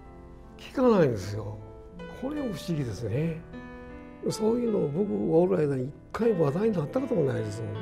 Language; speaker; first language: Japanese; native; Japanese